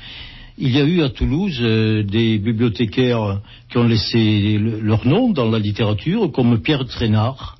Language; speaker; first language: French; native; French